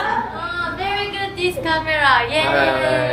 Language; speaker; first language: English; non-native, learner; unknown